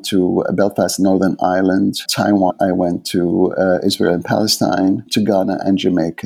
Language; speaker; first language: English; non-native, fluent; Arabic